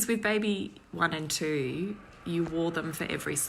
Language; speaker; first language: English; native; English